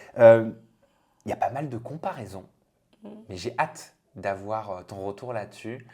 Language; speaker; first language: French; native; French